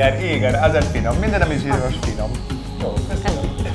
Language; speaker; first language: Hungarian; non-native, learner; English